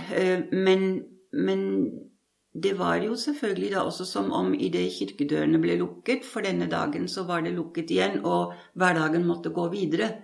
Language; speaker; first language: Norwegian; non-native, fluent; German